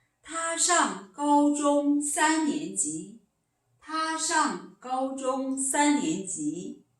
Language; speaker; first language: Chinese; non-native, fluent; Korean